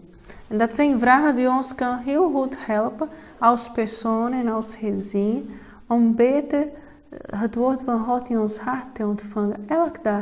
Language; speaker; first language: Dutch; non-native, fluent; Portuguese